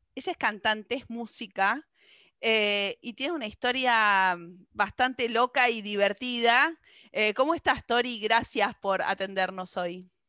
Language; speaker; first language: Spanish; native; Spanish